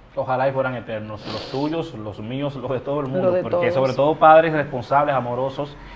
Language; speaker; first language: Spanish; native; Spanish